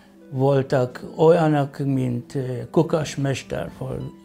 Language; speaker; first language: Hungarian; non-native, fluent; Arabic